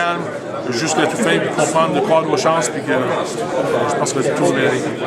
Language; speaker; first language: French; native; French